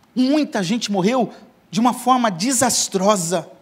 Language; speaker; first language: Portuguese; native; Portuguese